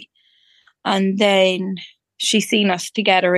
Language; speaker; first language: English; native; English